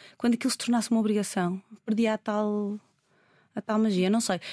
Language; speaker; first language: Portuguese; native; Portuguese